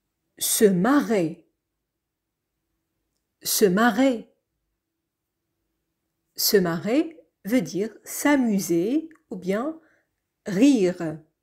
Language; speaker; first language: French; non-native, fluent; Arabic